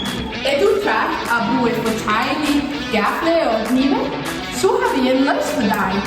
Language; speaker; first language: Danish; non-native, learner; Icelandic